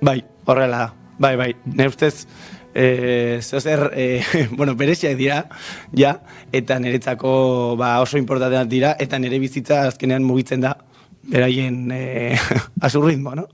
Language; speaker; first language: Basque; non-native, local second language; Spanish